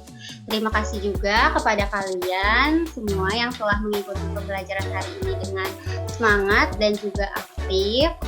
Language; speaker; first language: Indonesian; native; Indonesian